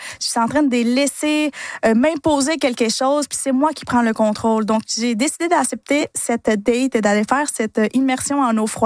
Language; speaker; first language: French; early bilingual, other home language; Spanish